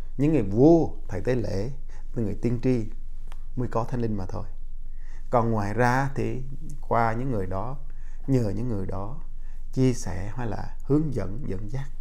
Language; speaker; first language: Vietnamese; non-native, local second language; Jarai